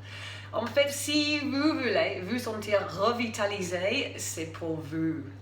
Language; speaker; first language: French; non-native, fluent; English